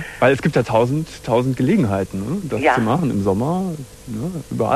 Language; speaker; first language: German; native; German